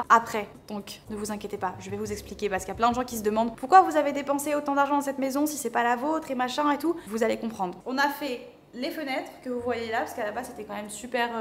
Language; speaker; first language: French; native; French